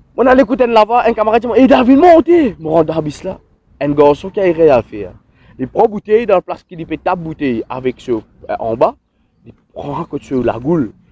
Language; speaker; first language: French; non-native, local second language; Morisyen